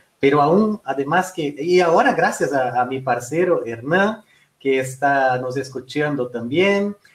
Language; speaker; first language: Spanish; non-native, fluent; Portuguese